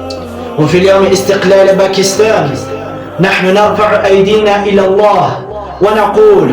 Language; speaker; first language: Arabic; non-native, learner; Urdu